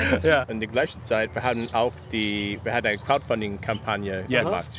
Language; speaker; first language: German; non-native, learner; English